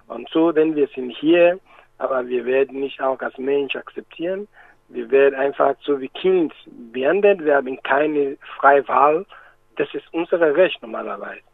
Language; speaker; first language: German; non-native, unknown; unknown